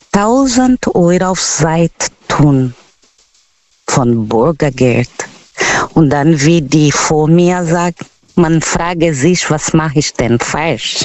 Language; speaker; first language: German; non-native, learner; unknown